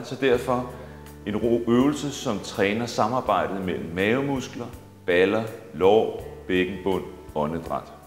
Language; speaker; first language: Danish; native; Danish